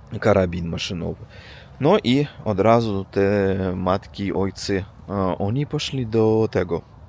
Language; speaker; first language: Polish; non-native, learner; Russian